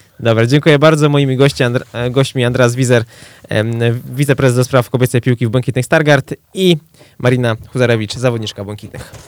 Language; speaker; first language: Polish; native; Polish